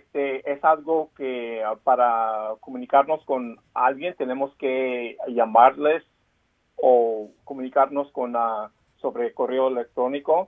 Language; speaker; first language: Spanish; early bilingual, heritage; Spanish